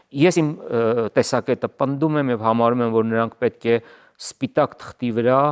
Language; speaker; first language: Armenian; native; Armenian